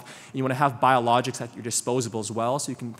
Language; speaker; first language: English; native; English